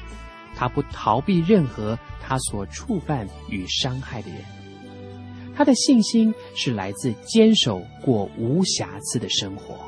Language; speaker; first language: Chinese; native; Chinese